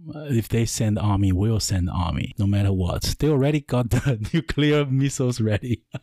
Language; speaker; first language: English; non-native, learner; Chinese